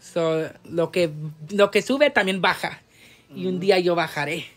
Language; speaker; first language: Spanish; early bilingual, heritage; Spanish